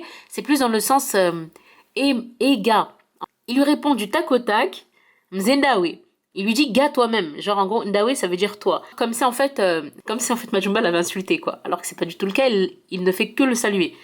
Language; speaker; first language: French; early bilingual, heritage; French